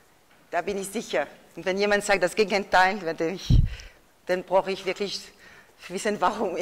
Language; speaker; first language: German; non-native, fluent; French